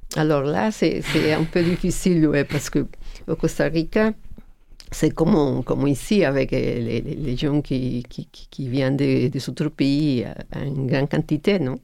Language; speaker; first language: French; non-native, learner; Spanish